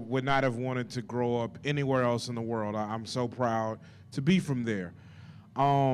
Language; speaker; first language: English; native; English